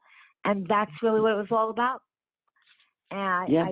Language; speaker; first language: English; native; English